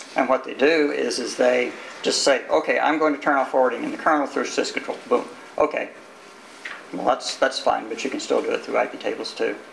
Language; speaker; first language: English; native; English